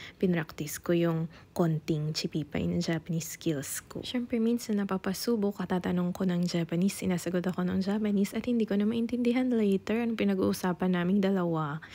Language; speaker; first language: Filipino; non-native, local second language; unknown